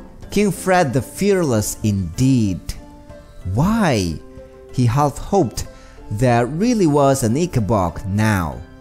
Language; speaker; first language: English; non-native, fluent; Indonesian